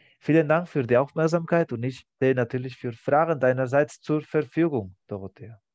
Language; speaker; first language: German; non-native, fluent; Spanish